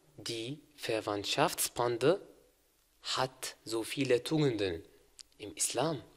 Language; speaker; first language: German; non-native, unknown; Arabic